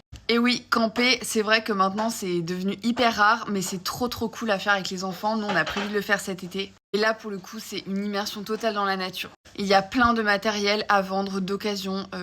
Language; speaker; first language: French; native; French